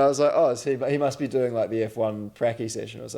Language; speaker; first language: English; native; English